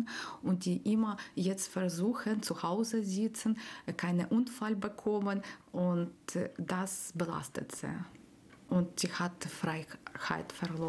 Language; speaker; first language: German; non-native, learner; Ukrainian